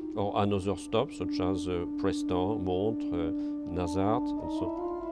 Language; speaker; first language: English; non-native, fluent; French